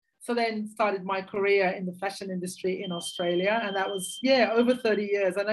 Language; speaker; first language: English; native; English